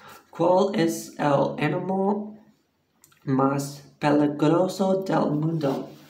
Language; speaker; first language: Spanish; non-native, learner; English